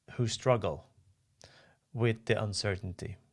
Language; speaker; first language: English; non-native, fluent; Swedish